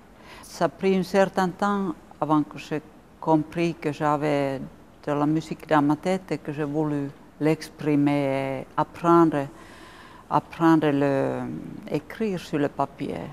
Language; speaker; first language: French; non-native, fluent; Finnish